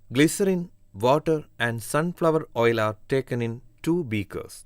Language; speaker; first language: English; non-native, local second language; Malayalam